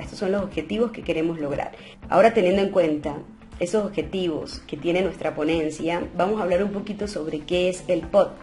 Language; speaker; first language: Spanish; native; Spanish